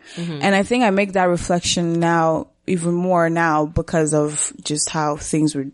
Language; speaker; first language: English; non-native, local second language; Kinyarwanda